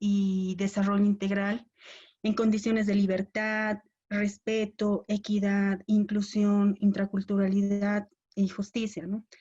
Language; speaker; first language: Spanish; native; Spanish